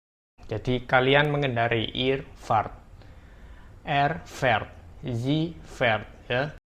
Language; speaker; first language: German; non-native, fluent; Indonesian